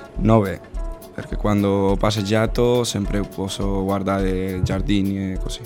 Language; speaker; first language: Italian; non-native, learner; Spanish